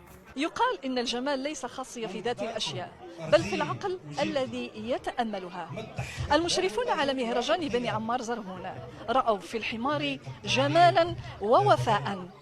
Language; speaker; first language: Arabic; native; Arabic